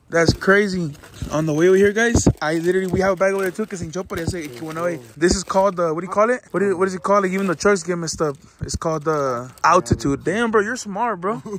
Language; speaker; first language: English; early bilingual, other home language; Spanish